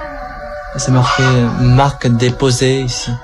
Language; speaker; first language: French; non-native, local second language; Vietnamese